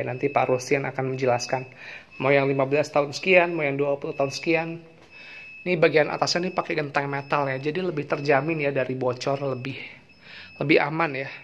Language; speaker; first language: Indonesian; native; Indonesian